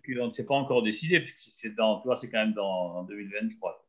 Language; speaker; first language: French; native; French